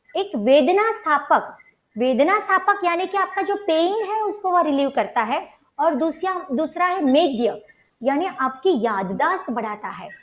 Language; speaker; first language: Hindi; non-native, local second language; Gujarati